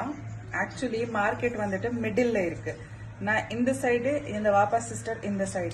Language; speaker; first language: Tamil; non-native, local second language; Urdu